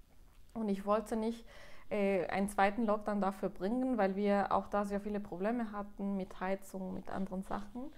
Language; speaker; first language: German; non-native, fluent; Spanish